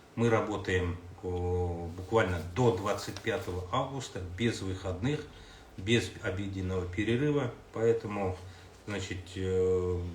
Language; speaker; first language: Russian; non-native, local second language; Kazakh